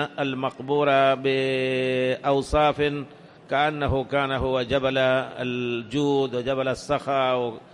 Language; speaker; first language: Arabic; non-native, fluent; Urdu